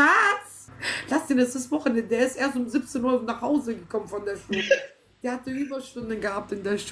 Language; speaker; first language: German; native; German